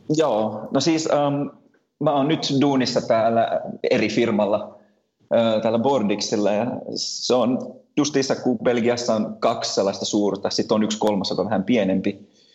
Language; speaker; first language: Finnish; early bilingual, heritage; Finnish